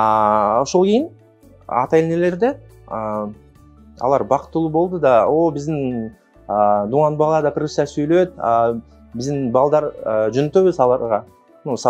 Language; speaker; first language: Kyrgyz; non-native, local second language; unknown